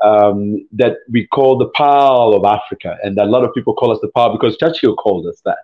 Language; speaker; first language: English; non-native, local second language; Ganda